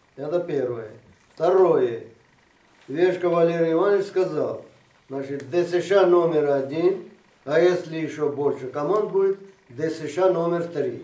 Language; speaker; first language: Russian; non-native, local second language; Ukrainian